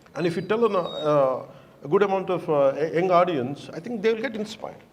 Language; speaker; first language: English; non-native, local second language; Telugu